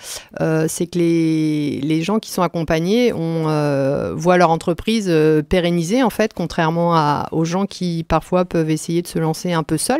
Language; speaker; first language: French; native; French